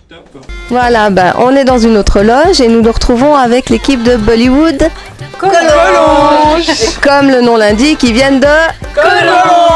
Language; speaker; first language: French; native; French